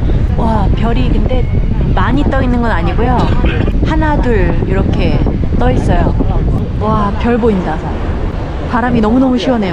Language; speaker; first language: Korean; native; Korean